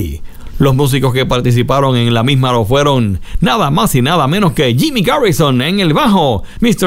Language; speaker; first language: Spanish; native; Spanish